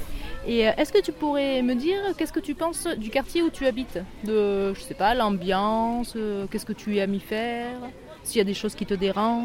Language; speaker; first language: French; native; French